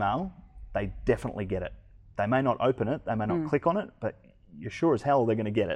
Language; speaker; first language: English; native; English